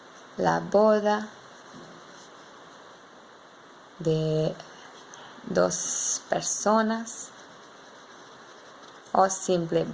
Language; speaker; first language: Spanish; non-native, learner; English